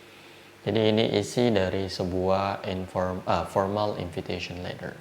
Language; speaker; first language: Indonesian; native; Indonesian